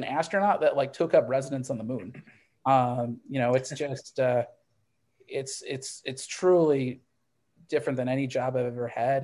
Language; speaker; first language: English; native; English